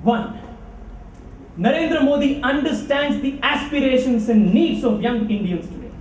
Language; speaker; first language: English; non-native, local second language; Kannada